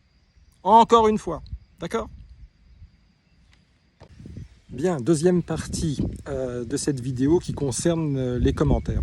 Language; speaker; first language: French; native; French